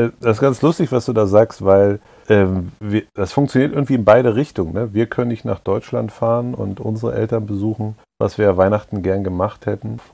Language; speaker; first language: German; native; German